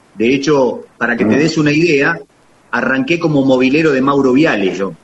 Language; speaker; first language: Spanish; native; Spanish